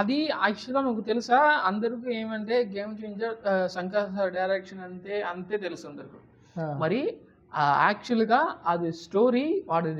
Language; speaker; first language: Telugu; non-native, local second language; Tamil